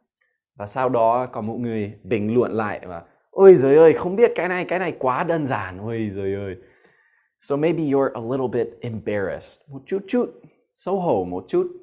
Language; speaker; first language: Vietnamese; non-native, fluent; English